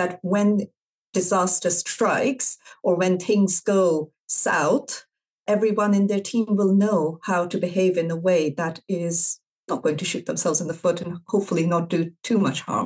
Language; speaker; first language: English; non-native, local second language; Urdu